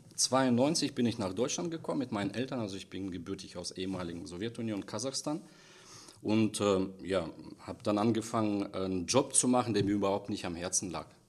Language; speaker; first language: German; non-native, fluent; Russian